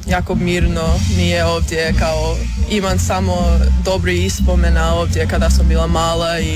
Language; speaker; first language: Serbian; early bilingual, heritage; English